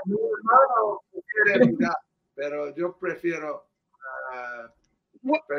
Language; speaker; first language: Spanish; early bilingual, heritage; English